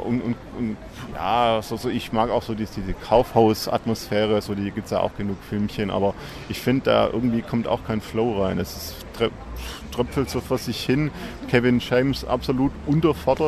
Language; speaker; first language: German; native; German